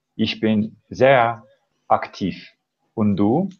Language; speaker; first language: German; non-native, learner; English